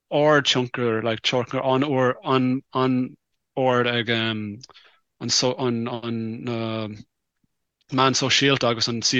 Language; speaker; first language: Irish; non-native, local second language; English